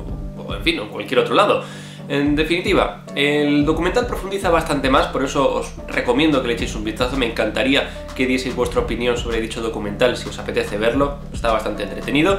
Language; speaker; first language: Spanish; native; Spanish